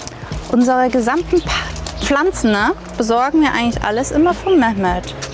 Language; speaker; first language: German; native; German